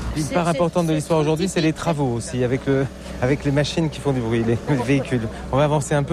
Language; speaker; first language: French; native; French